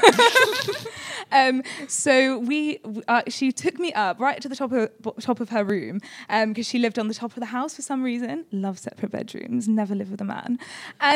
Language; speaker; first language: English; native; English